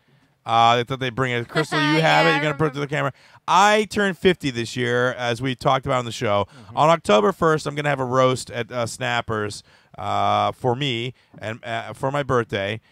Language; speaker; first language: English; native; English